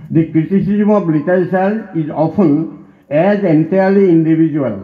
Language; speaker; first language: English; non-native, local second language; Assamese